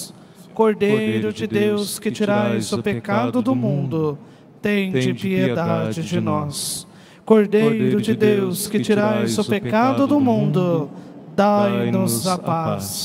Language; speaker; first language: Portuguese; native; Portuguese